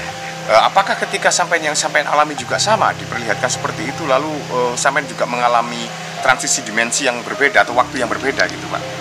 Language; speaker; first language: Indonesian; native; Indonesian